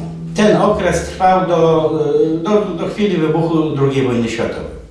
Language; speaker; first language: Polish; native; Polish